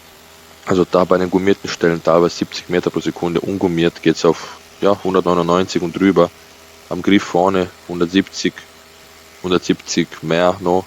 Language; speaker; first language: German; native; German